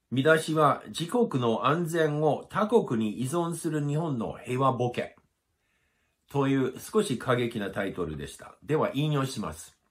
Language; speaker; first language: Japanese; non-native, fluent; English